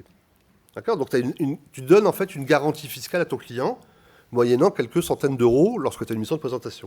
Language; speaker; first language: French; native; French